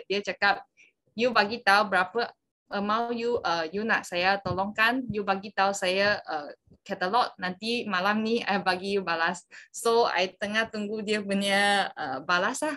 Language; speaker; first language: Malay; non-native, local second language; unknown